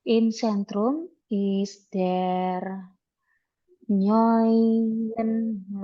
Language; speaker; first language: German; non-native, learner; Indonesian